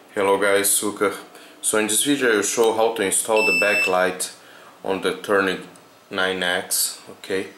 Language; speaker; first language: English; non-native, fluent; Portuguese